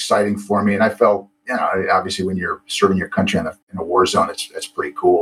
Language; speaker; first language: English; native; English